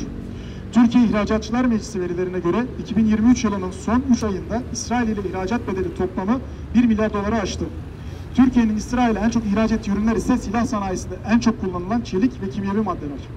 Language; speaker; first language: Turkish; native; Turkish